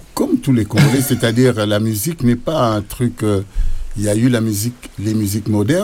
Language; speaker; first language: French; non-native, local second language; Lingala